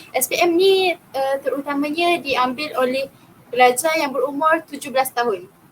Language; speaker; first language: Malay; native; Malay